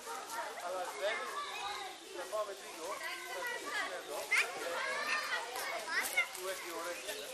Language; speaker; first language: Greek; non-native, learner; English